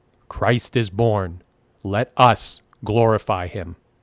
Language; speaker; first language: English; native; English